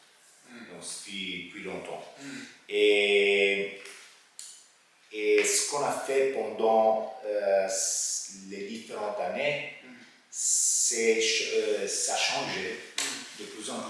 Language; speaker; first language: French; non-native, fluent; Italian